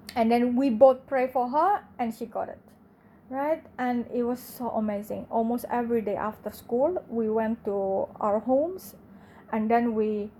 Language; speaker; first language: English; non-native, fluent; Indonesian